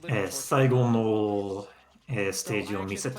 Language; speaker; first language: Japanese; non-native, learner; English